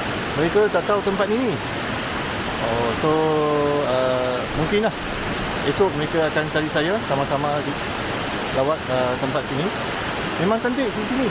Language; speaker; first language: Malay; non-native, local second language; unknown